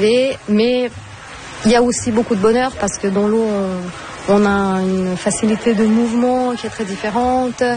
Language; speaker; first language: French; non-native, fluent; Portuguese